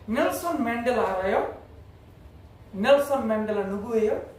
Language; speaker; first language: Korean; non-native, learner; English